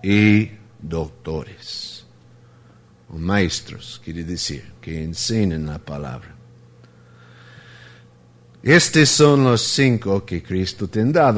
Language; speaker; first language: Spanish; non-native, fluent; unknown